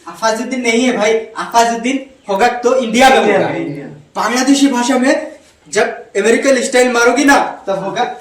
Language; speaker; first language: Hindi; non-native, local second language; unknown